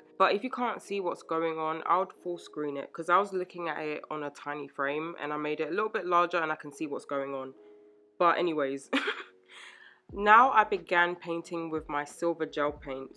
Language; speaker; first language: English; native; English